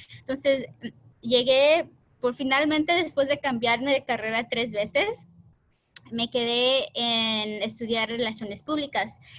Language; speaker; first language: Spanish; early bilingual, heritage; Spanish